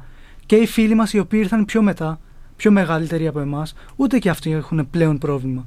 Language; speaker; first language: Greek; early bilingual, other home language; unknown